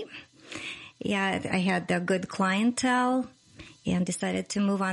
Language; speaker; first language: English; non-native, fluent; Russian